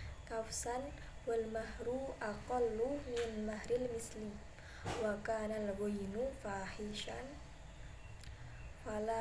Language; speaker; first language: Arabic; non-native, learner; Indonesian